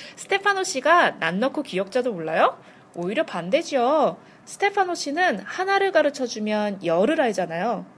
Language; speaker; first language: Korean; native; Korean